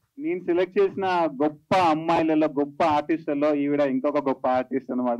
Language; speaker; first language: Telugu; native; Telugu